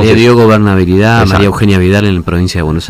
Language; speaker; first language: Spanish; native; Spanish